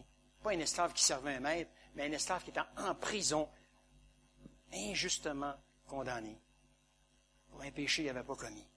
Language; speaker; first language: French; native; French